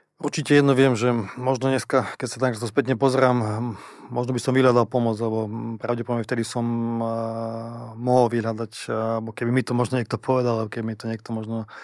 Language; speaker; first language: Slovak; native; Slovak